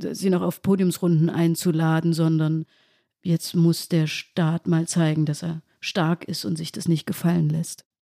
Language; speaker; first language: German; native; German